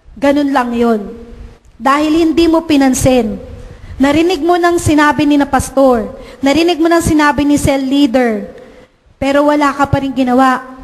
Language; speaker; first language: Filipino; native; Filipino